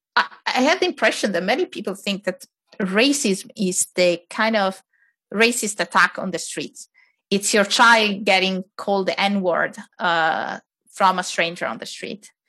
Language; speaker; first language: English; non-native, fluent; Italian